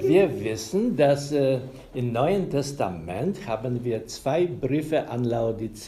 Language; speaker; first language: German; non-native, fluent; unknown